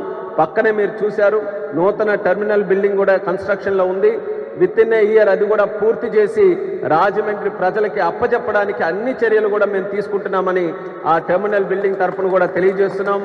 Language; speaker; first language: Telugu; native; Telugu